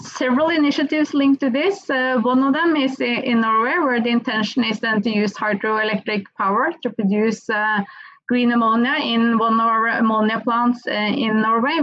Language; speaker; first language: English; non-native, fluent; Norwegian